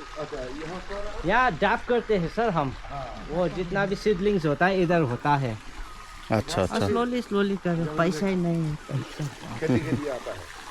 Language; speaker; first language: Hindi; non-native, local second language; Nepali